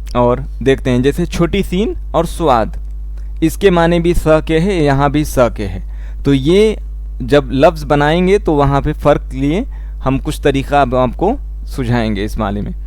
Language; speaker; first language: Hindi; native; Hindi